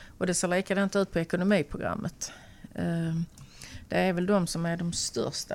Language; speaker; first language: Swedish; native; Swedish